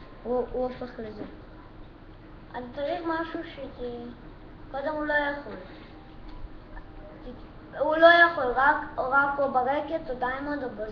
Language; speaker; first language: Hebrew; early bilingual, other home language; Russian